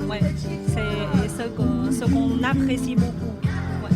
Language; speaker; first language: French; non-native, fluent; Vietnamese